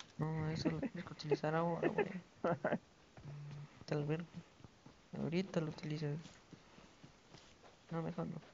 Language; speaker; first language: Spanish; native; Spanish